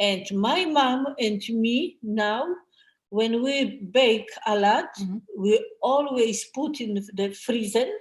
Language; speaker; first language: English; non-native, learner; Polish